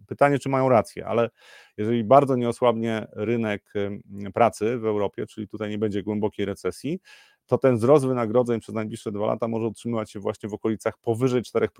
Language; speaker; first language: Polish; native; Polish